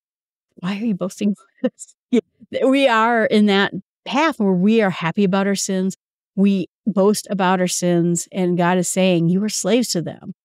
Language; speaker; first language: English; native; English